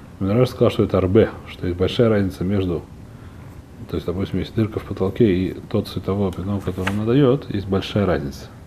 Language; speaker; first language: Russian; early bilingual, heritage; Russian